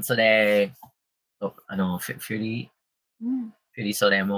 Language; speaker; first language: Japanese; non-native, learner; English